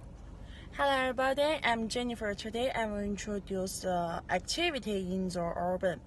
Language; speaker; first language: English; non-native, learner; Chinese